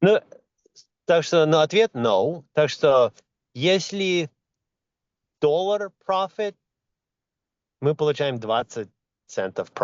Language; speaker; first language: Russian; early bilingual, other home language; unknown